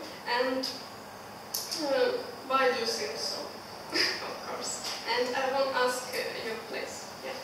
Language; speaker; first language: English; non-native, learner; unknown